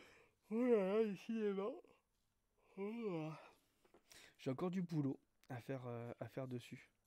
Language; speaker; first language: French; native; French